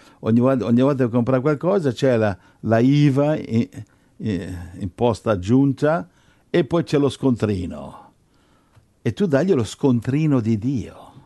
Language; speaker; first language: Italian; non-native, fluent; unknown